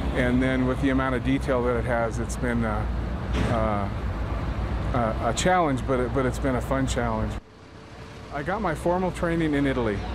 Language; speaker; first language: English; native; English